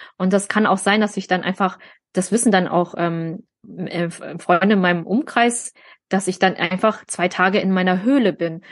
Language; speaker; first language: German; early bilingual, other home language; Vietnamese